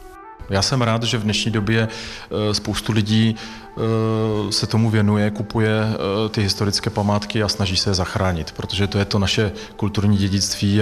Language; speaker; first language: Czech; native; Czech